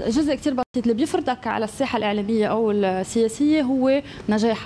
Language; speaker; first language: Arabic; native; Arabic